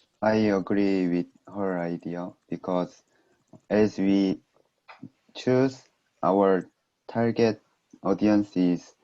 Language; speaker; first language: English; non-native, learner; Korean